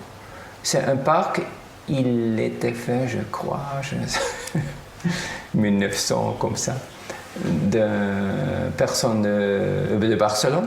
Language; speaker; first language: French; non-native, fluent; German